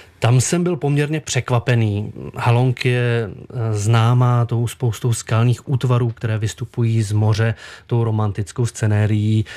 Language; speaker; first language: Czech; native; Czech